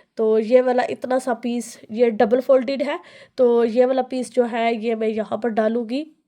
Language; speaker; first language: Urdu; non-native, local second language; Punjabi